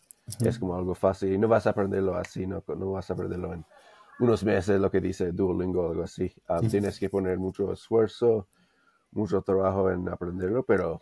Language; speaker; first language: Spanish; non-native, fluent; English